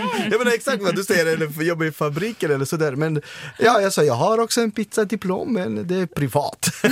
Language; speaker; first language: Swedish; non-native, fluent; Romany